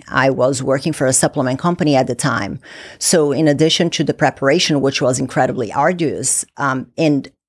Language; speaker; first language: English; non-native, fluent; Portuguese